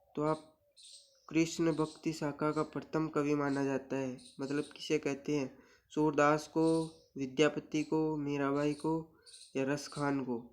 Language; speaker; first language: Hindi; native; Hindi